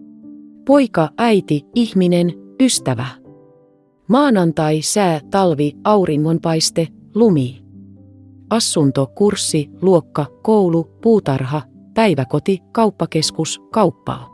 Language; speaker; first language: Finnish; non-native, fluent; Vietnamese